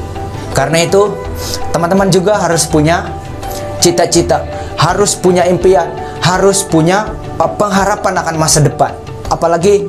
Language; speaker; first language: Indonesian; non-native, local second language; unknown